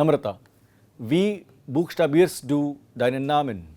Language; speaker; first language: German; non-native, fluent; English